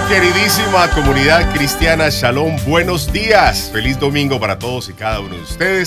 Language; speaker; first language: Spanish; native; Spanish